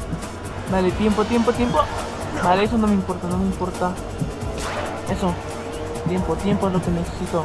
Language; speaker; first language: Spanish; native; Spanish